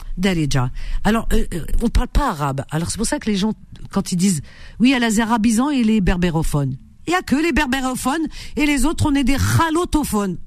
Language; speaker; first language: French; native; French